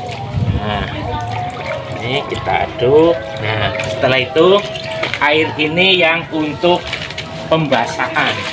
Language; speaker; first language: Indonesian; non-native, local second language; Javanese